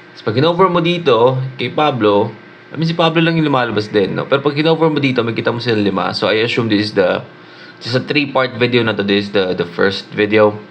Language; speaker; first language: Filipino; native; Filipino